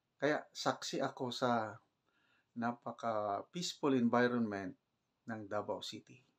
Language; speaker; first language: Filipino; non-native, local second language; Cebuano